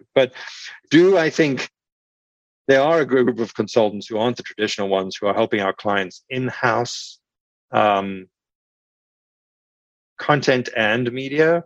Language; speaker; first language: English; native; English